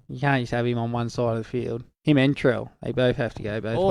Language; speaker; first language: English; native; English